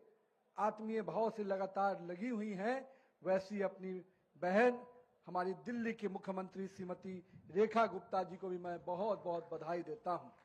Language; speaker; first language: Hindi; native; Hindi